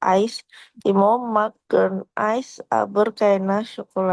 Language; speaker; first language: German; non-native, learner; Indonesian